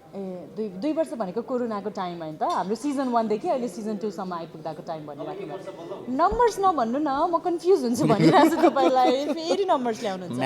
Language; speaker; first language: Nepali; native; Nepali